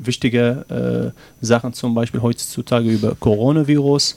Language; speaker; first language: German; non-native, learner; Arabic